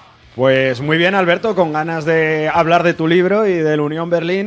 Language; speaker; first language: Spanish; native; Spanish